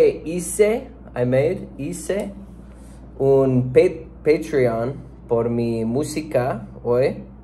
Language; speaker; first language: Spanish; non-native, learner; English